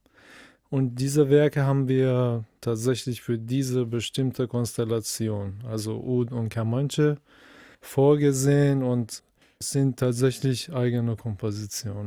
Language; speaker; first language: German; non-native, fluent; Persian